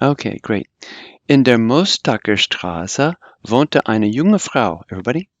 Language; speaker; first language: German; non-native, fluent; English